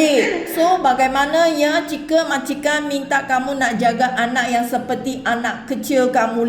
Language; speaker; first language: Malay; non-native, local second language; Chinese